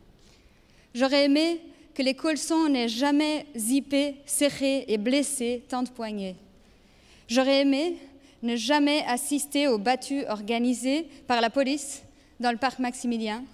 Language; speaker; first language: French; native; French